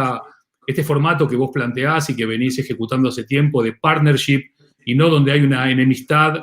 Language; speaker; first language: Spanish; native; Spanish